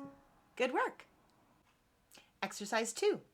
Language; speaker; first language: English; native; English